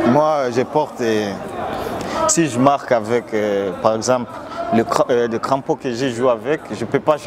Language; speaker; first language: French; non-native, local second language; Rundi